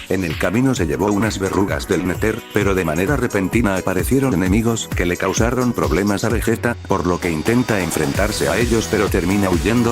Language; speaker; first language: Spanish; native; Spanish